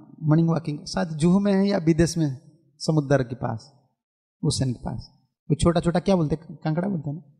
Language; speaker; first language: Hindi; non-native, local second language; Odia